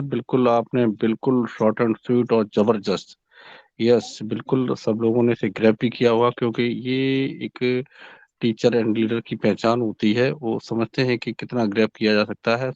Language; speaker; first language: Hindi; native; Hindi